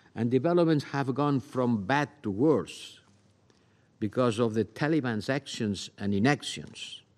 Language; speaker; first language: English; non-native, fluent; Spanish